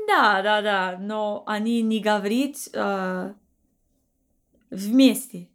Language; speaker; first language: Russian; non-native, learner; English